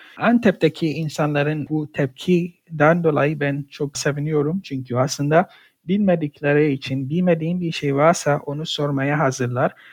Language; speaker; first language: Turkish; non-native, fluent; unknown